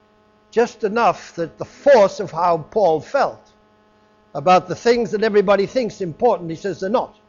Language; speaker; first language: English; native; English